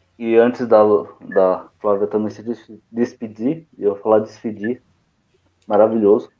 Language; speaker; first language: Portuguese; native; Portuguese